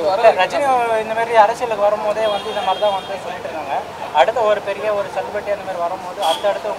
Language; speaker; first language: Tamil; native; Tamil